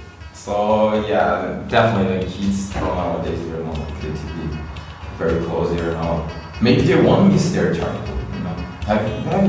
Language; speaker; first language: English; non-native, fluent; Portuguese